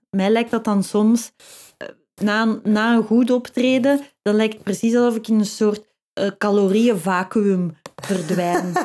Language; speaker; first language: Dutch; native; Dutch